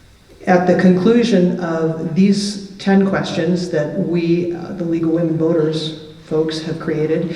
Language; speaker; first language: English; native; English